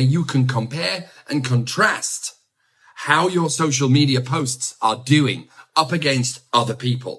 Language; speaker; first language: English; native; English